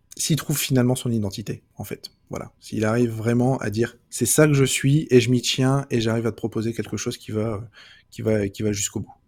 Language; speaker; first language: French; native; French